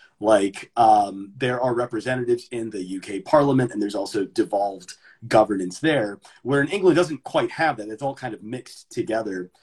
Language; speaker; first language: English; native; English